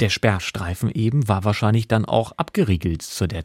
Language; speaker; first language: German; native; German